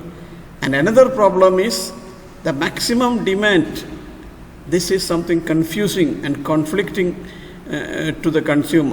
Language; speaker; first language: English; non-native, local second language; Malayalam